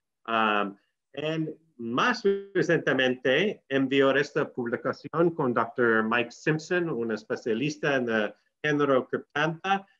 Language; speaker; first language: Spanish; non-native, learner; English